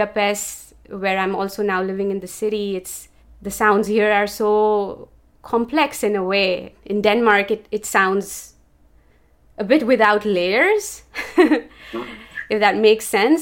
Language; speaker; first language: English; non-native, local second language; Urdu